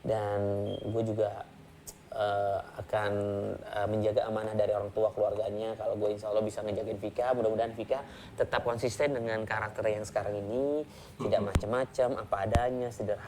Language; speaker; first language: Indonesian; native; Indonesian